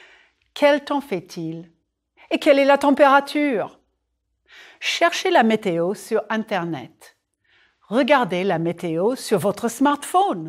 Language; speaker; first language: French; non-native, fluent; English